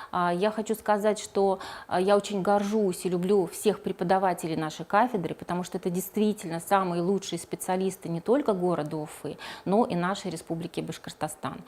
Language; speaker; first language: Russian; native; Russian